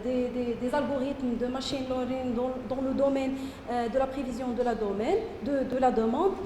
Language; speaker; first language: French; non-native, local second language; Arabic